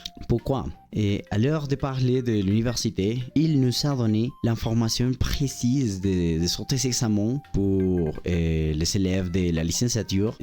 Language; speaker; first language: French; non-native, learner; Spanish